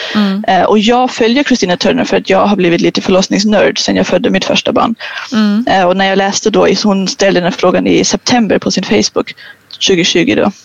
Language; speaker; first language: Swedish; non-native, fluent; German